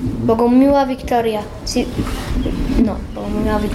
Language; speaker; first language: Polish; early bilingual, heritage; Polish